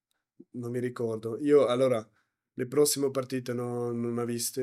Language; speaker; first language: Italian; non-native, learner; German